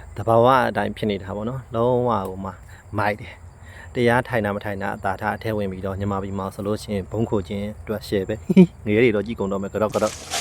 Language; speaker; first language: Burmese; non-native, local second language; Shan